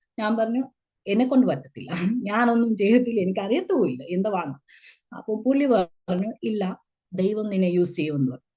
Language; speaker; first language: Malayalam; early bilingual, heritage; Malayalam